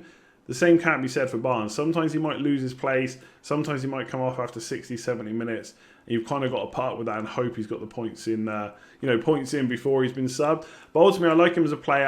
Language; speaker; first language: English; native; English